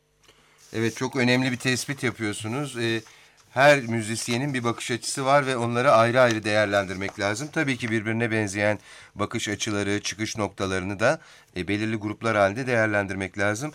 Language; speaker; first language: Turkish; native; Turkish